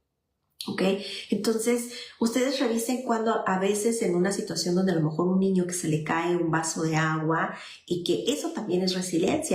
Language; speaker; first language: Spanish; native; Spanish